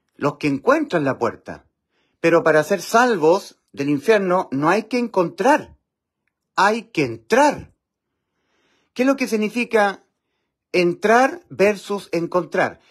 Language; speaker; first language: Spanish; native; Spanish